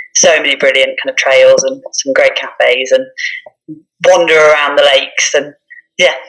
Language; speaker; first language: English; native; English